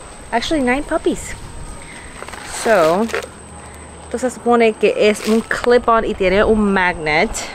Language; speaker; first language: Spanish; native; Spanish